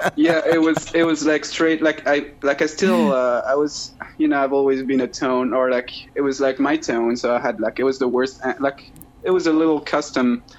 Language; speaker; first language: English; non-native, fluent; French